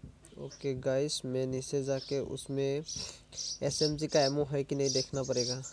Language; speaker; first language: Hindi; non-native, local second language; Assamese